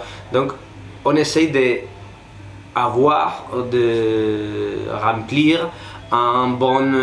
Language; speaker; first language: French; non-native, fluent; Spanish